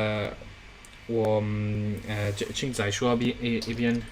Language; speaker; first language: Chinese; non-native, learner; English